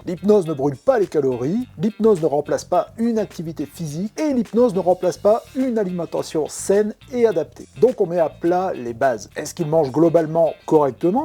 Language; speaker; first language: French; native; French